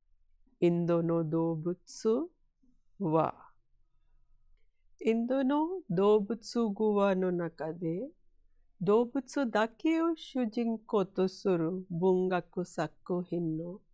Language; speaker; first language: Japanese; non-native, fluent; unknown